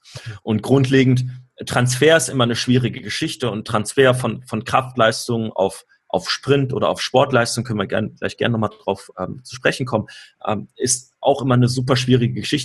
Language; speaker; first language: German; native; German